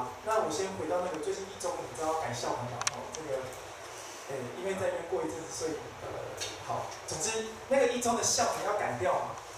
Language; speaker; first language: Chinese; native; Chinese